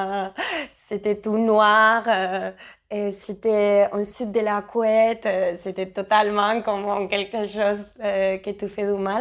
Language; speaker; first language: French; non-native, learner; Spanish